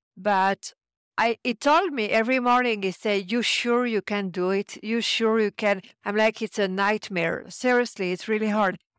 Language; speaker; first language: English; non-native, fluent; French